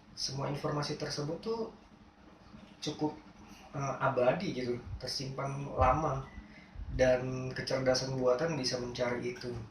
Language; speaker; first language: Indonesian; native; Indonesian